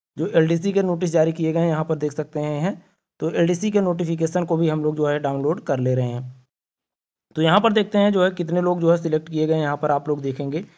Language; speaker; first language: Hindi; native; Hindi